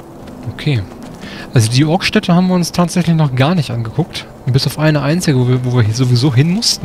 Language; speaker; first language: German; native; German